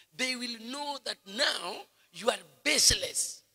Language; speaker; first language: English; non-native, local second language; Swahili